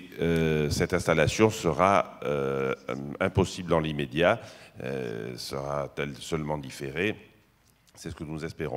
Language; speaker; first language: French; native; French